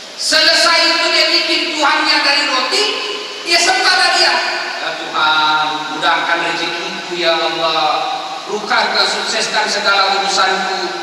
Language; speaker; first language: Indonesian; non-native, local second language; Buginese